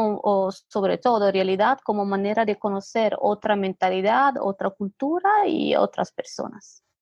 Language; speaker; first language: Spanish; non-native, fluent; Italian